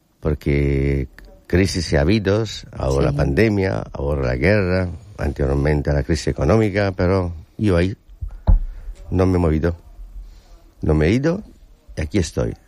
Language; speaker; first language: Spanish; non-native, fluent; Italian